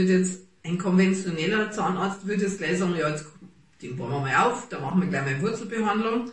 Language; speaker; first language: German; native; German